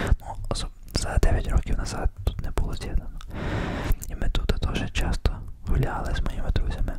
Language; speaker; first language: Ukrainian; early bilingual, heritage; Ukrainian